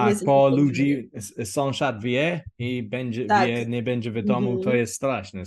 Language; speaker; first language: Polish; non-native, learner; English